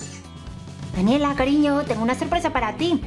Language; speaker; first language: Spanish; native; Spanish